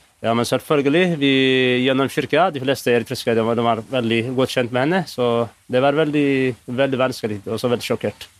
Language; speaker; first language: Norwegian; non-native, fluent; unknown